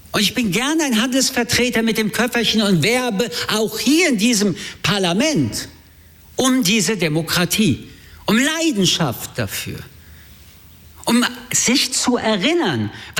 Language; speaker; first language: German; early bilingual, other home language; French